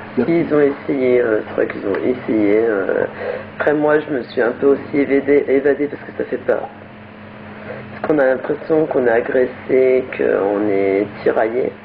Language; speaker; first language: French; native; French